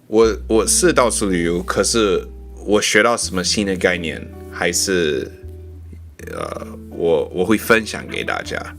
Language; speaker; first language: Chinese; non-native, learner; English